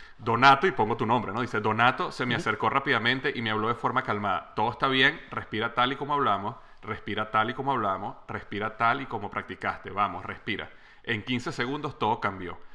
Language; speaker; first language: Spanish; native; Spanish